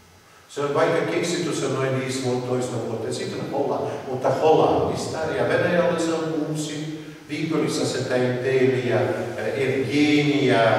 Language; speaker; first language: Finnish; non-native, learner; Russian